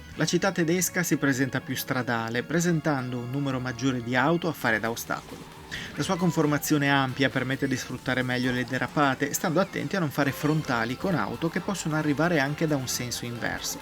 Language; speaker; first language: Italian; native; Italian